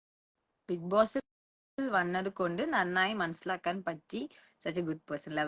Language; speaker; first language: Malayalam; early bilingual, heritage; Malayalam